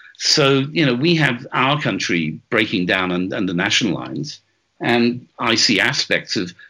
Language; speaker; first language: English; native; English